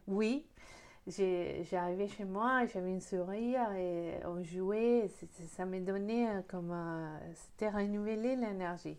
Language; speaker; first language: French; non-native, fluent; Spanish